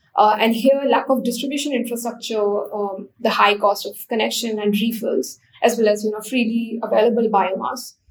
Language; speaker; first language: English; non-native, local second language; Hindi